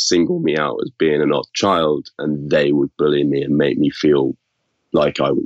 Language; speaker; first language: English; native; English